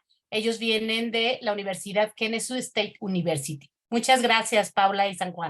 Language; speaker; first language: Spanish; native; Spanish